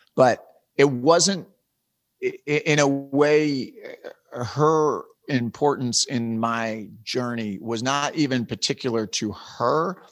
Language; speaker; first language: English; native; English